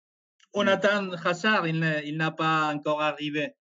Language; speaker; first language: French; non-native, fluent; Spanish